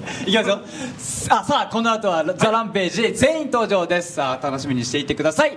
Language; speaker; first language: Japanese; native; Japanese